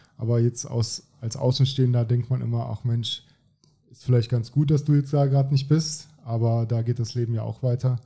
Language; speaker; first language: German; native; German